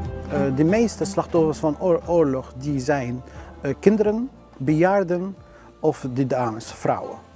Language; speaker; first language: Dutch; non-native, learner; Arabic